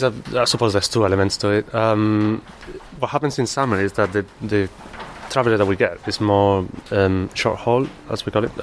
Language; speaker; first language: English; non-native, fluent; Spanish